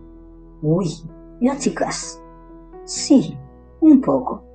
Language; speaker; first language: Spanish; non-native, learner; Haitian Creole